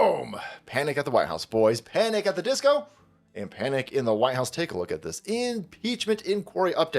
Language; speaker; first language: English; native; English